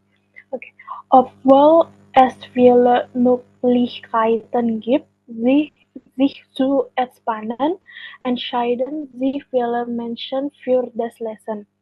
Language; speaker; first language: German; non-native, learner; Indonesian